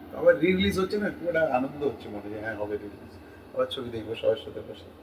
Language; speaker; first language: Bangla; early bilingual, heritage; Bangla